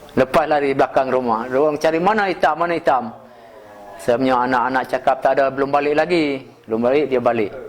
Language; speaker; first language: Malay; non-native, local second language; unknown